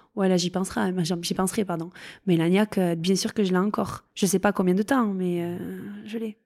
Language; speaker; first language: French; native; French